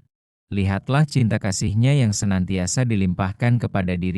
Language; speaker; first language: Indonesian; native; Indonesian